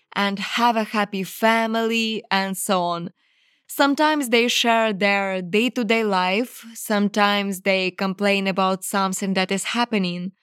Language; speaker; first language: English; non-native, fluent; Ukrainian